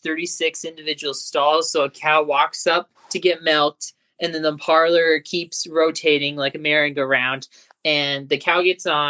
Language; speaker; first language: English; native; English